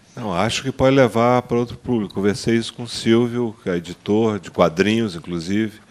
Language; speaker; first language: Portuguese; native; Portuguese